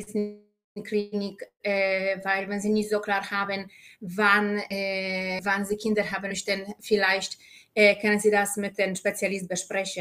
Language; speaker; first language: German; non-native, fluent; Polish